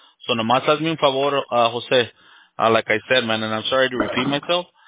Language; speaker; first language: English; early bilingual, other home language; Spanish